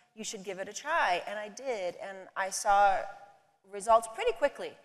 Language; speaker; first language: English; native; English